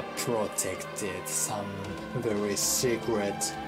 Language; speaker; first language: English; non-native, fluent; Japanese